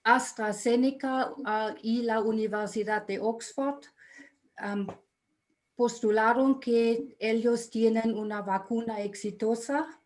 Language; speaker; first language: Spanish; non-native, fluent; German